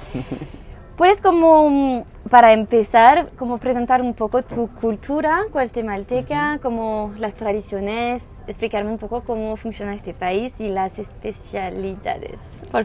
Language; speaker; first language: Spanish; non-native, learner; French